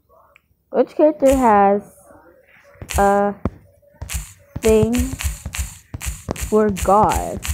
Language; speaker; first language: English; native; English